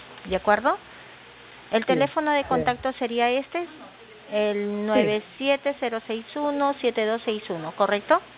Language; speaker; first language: Spanish; native; Spanish